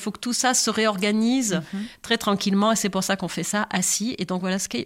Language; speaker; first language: French; native; French